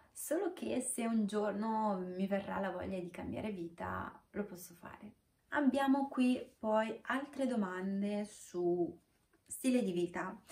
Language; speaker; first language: Italian; non-native, fluent; Romanian